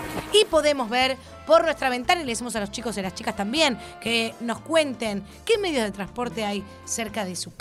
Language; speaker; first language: Spanish; native; Spanish